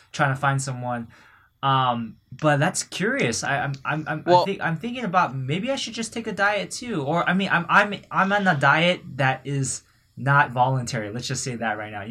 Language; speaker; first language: English; native; English